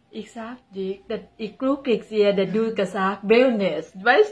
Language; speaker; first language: German; non-native, learner; Thai